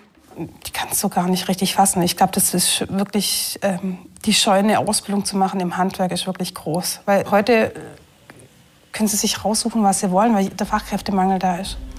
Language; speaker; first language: German; native; German